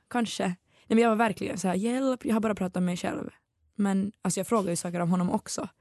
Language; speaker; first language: Swedish; native; Swedish